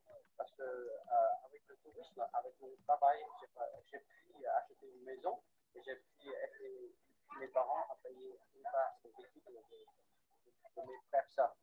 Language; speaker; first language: French; non-native, fluent; Vietnamese